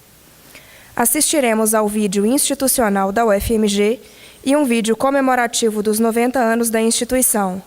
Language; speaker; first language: Portuguese; native; Portuguese